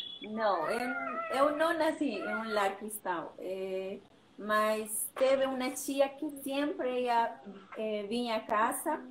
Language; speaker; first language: Portuguese; non-native, learner; Spanish